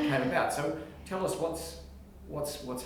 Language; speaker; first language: English; native; English